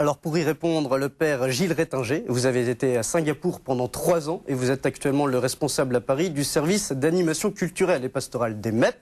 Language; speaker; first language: French; native; French